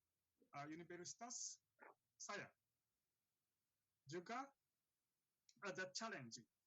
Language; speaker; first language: Indonesian; non-native, learner; Japanese